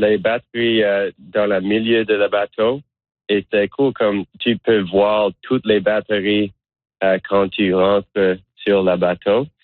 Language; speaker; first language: French; non-native, learner; English